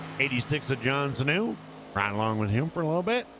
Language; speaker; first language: English; native; English